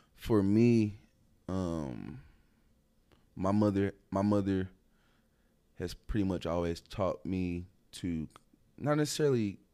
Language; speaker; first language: English; native; English